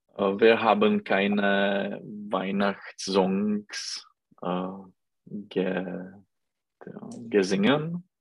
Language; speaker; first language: German; non-native, learner; Czech